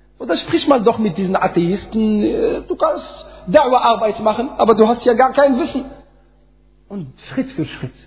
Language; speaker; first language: German; non-native, fluent; Arabic